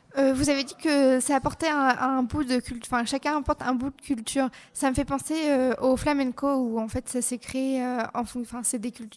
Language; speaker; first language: French; native; French